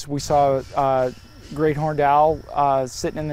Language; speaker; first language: English; native; English